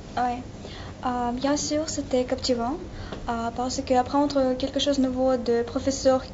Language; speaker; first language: French; non-native, learner; Russian